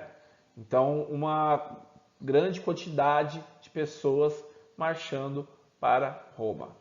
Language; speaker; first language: Portuguese; native; Portuguese